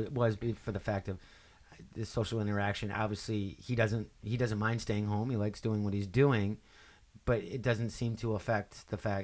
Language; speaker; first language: English; native; English